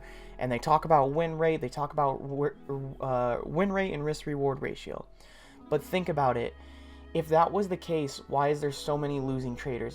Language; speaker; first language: English; native; English